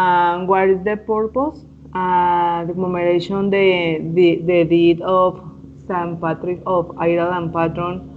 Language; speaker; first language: English; non-native, learner; Spanish